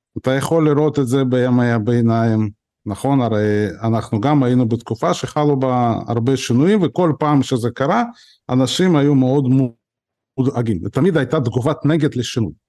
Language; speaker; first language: Hebrew; early bilingual, other home language; Russian